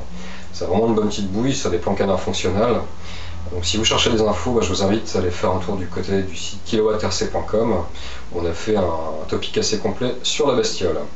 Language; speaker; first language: French; native; French